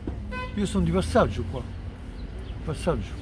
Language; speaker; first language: Italian; non-native, learner; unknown